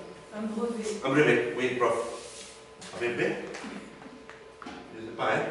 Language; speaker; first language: French; non-native, learner; Spanish